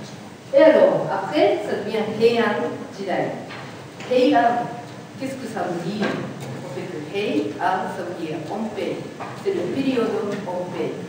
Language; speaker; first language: French; non-native, learner; Japanese